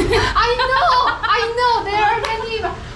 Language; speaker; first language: English; non-native, learner; Korean